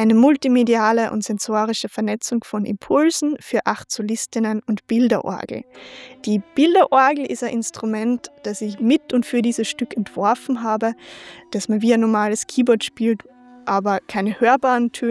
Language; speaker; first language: German; native; German